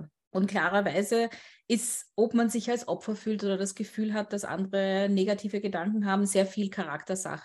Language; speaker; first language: German; native; German